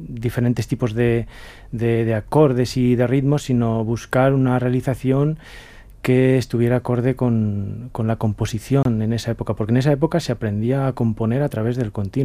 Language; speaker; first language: Spanish; native; Spanish